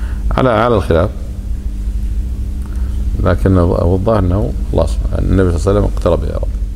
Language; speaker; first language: Arabic; native; Arabic